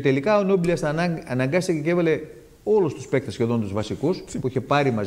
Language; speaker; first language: Greek; native; Greek